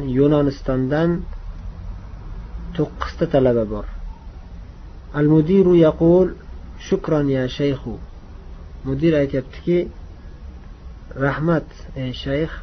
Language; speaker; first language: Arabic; non-native, fluent; Uzbek